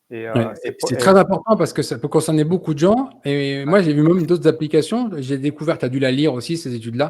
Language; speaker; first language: French; native; French